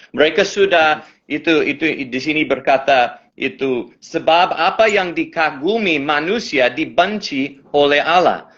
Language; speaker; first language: Indonesian; non-native, learner; English